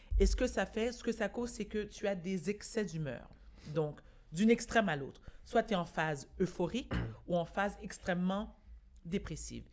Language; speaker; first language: French; native; French